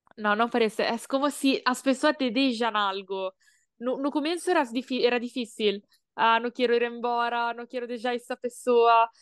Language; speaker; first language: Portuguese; non-native, learner; Italian